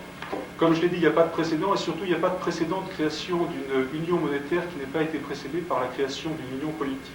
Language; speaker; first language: French; native; French